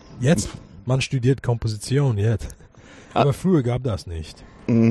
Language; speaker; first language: German; non-native, fluent; English